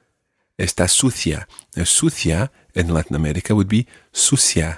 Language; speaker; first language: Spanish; non-native, fluent; English